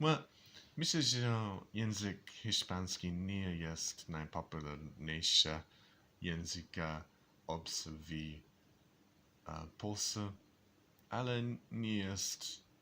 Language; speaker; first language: Polish; non-native, learner; English